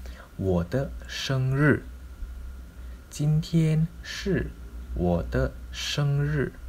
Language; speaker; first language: Chinese; non-native, local second language; Malay